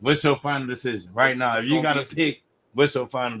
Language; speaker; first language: English; native; English